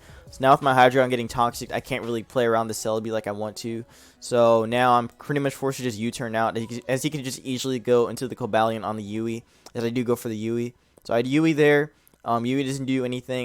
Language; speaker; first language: English; native; English